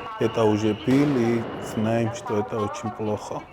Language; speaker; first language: Russian; non-native, learner; Georgian